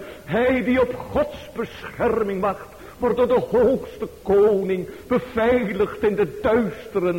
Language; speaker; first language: Dutch; native; Dutch